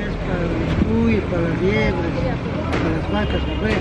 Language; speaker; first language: Spanish; native; Spanish